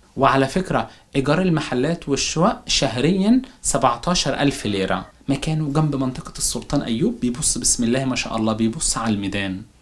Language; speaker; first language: Arabic; native; Arabic